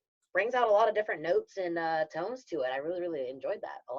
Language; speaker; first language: English; native; English